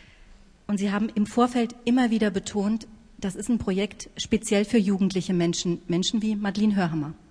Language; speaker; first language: German; native; German